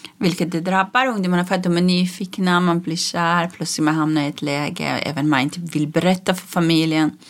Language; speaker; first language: Swedish; non-native, fluent; Persian